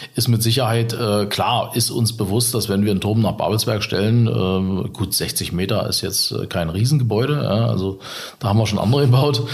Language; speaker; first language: German; native; German